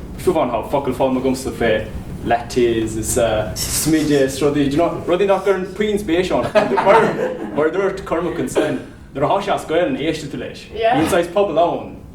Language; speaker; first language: Irish; native; Irish